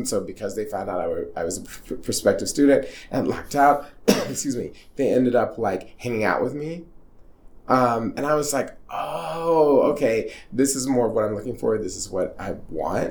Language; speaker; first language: English; native; English